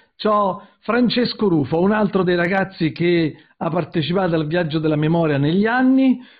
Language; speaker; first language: Italian; native; Italian